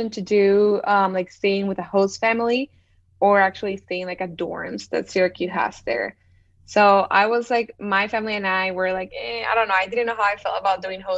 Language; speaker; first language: English; non-native, fluent; Spanish